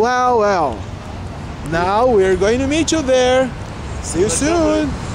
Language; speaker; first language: English; non-native, learner; Portuguese